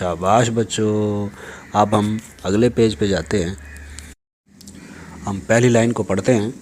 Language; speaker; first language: Urdu; native; Urdu